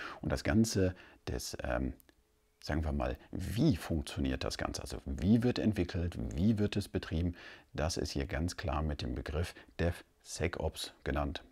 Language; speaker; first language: German; native; German